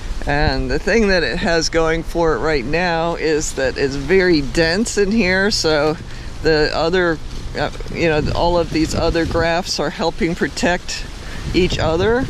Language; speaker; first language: English; native; English